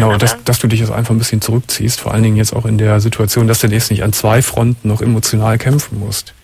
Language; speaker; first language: German; native; German